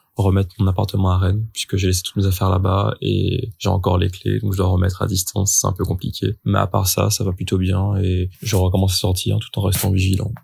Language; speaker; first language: French; native; French